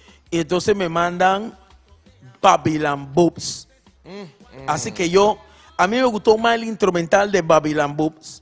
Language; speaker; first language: Spanish; non-native, local second language; English